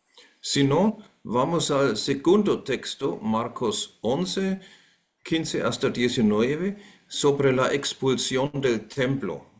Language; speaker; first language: Spanish; non-native, fluent; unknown